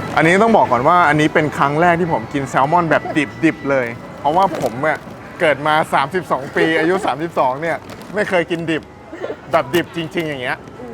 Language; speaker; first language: Thai; native; Thai